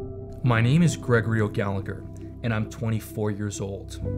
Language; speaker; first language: English; native; English